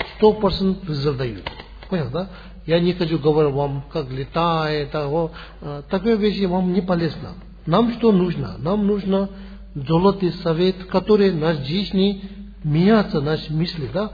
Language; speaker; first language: Russian; non-native, learner; Tibetan